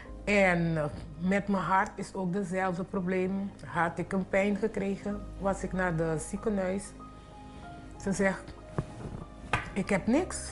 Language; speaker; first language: Dutch; non-native, local second language; Papiamento